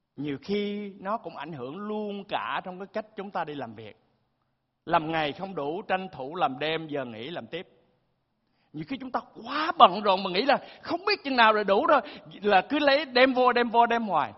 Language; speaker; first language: Vietnamese; early bilingual, heritage; Vietnamese